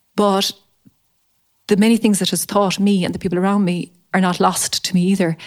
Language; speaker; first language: English; native; English